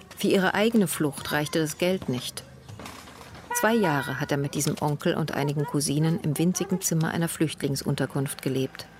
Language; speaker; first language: German; native; German